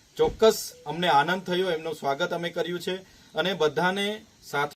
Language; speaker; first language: Gujarati; non-native, local second language; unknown